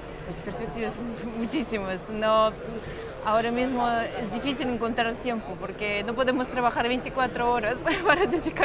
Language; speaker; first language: Spanish; non-native, fluent; Russian